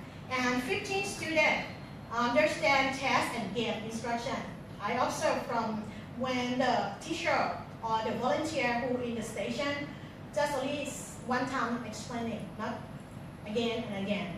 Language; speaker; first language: English; non-native, fluent; Thai